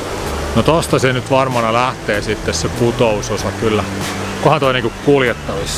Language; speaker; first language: Finnish; native; Finnish